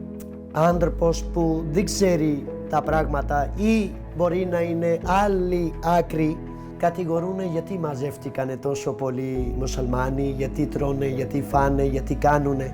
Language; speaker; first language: Greek; non-native, learner; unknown